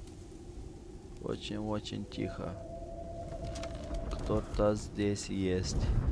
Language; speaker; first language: Russian; non-native, local second language; Romanian